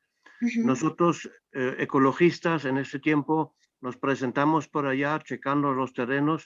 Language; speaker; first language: Spanish; non-native, fluent; German